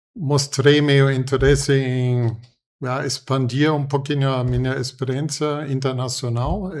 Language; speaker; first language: Portuguese; non-native, fluent; German